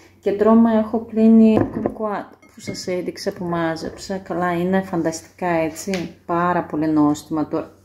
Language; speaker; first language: Greek; native; Greek